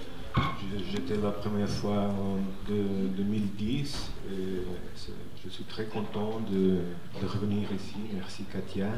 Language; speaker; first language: French; non-native, fluent; Portuguese